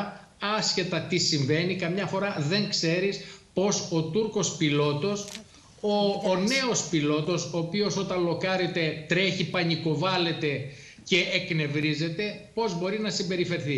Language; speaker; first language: Greek; native; Greek